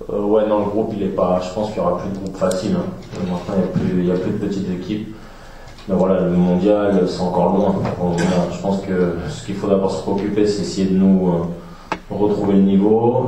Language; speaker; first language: French; native; French